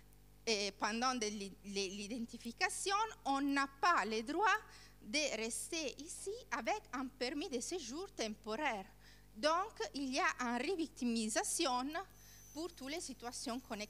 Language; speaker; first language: French; non-native, learner; Italian